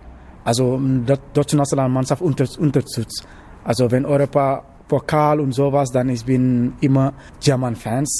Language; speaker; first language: German; non-native, learner; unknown